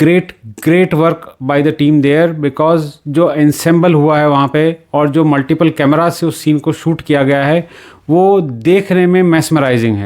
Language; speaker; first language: Hindi; native; Hindi